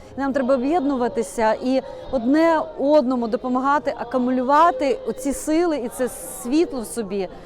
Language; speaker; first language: Ukrainian; native; Ukrainian